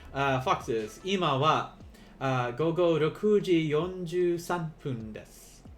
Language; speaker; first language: Japanese; non-native, learner; English